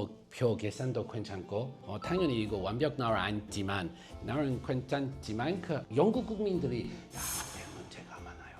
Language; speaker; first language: Korean; non-native, fluent; English